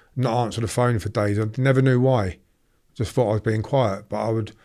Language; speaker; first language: English; native; English